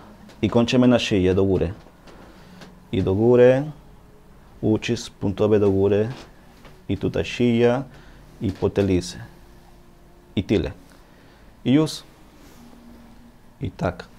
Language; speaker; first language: Polish; non-native, learner; Spanish